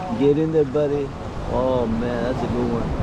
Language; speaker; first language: English; native; English